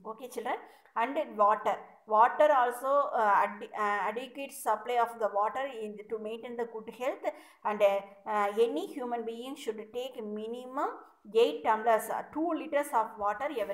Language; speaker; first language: English; non-native, local second language; Tamil